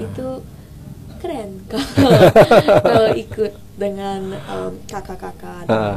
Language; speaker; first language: Indonesian; early bilingual, heritage; English